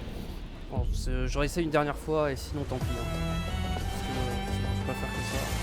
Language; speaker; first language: French; native; French